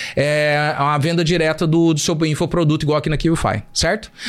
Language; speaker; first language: Portuguese; native; Portuguese